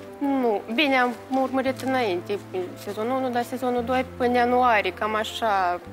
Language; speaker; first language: Romanian; native; Romanian